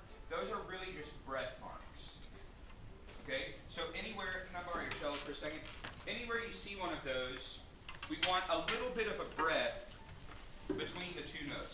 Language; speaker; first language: English; native; English